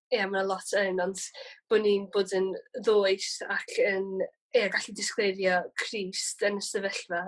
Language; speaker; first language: Welsh; native; Welsh